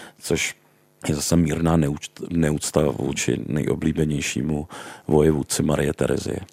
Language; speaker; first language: Czech; native; Czech